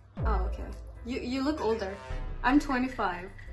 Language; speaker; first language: English; non-native, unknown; Persian